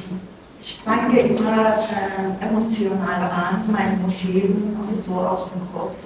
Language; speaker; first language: German; non-native, learner; Persian